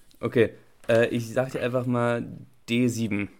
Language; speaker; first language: German; native; German